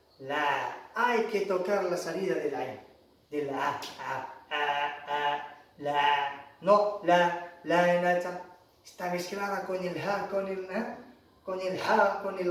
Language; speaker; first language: Spanish; non-native, fluent; Arabic